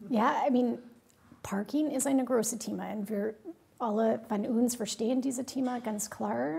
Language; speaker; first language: German; non-native, fluent; English